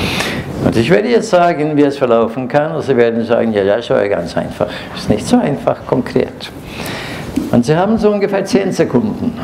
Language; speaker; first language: German; non-native, fluent; Norwegian